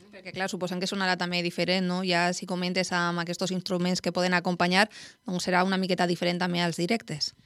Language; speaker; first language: Catalan; native; Catalan